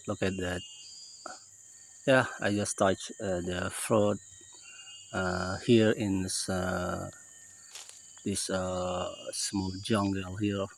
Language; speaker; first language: English; non-native, learner; Indonesian